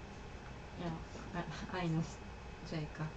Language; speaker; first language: English; non-native, learner; Japanese